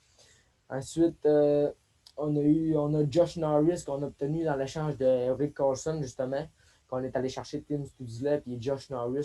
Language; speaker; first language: French; native; French